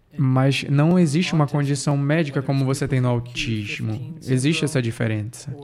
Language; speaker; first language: Portuguese; non-native, fluent; English